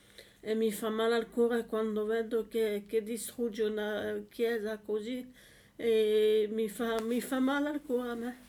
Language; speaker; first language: Italian; non-native, learner; French